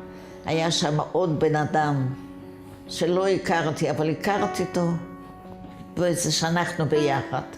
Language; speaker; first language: Hebrew; non-native, fluent; Yiddish